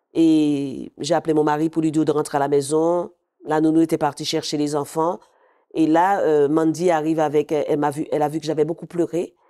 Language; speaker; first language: French; native; French